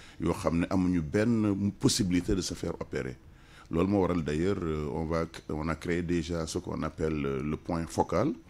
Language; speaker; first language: French; non-native, local second language; Wolof